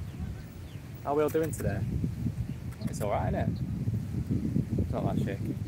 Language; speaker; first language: English; native; English